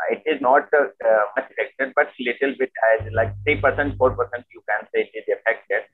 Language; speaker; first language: English; non-native, local second language; Hindi